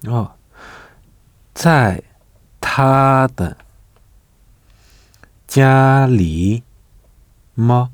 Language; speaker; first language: Chinese; non-native, learner; French